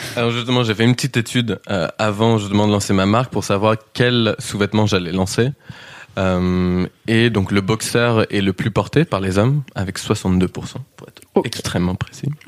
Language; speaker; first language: French; early bilingual, heritage; French